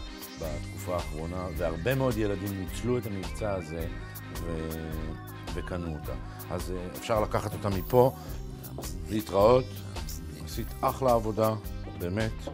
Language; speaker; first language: Hebrew; native; Hebrew